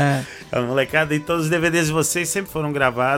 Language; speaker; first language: Portuguese; native; Portuguese